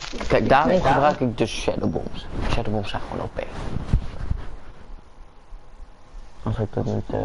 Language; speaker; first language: Dutch; native; Dutch